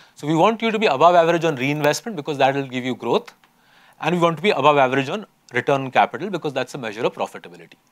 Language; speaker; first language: English; non-native, local second language; Hindi